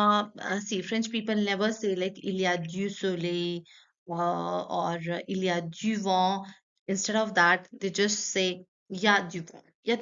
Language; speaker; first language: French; non-native, fluent; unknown